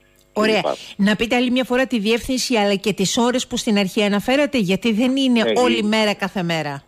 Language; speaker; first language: Greek; native; Greek